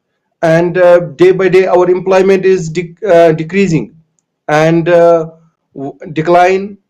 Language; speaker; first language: English; non-native, local second language; Kashmiri